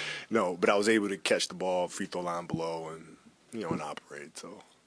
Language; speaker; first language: English; early bilingual, other home language; Italian